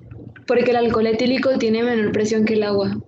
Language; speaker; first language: Spanish; native; Spanish